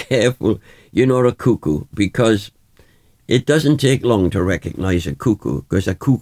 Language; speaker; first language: English; native; English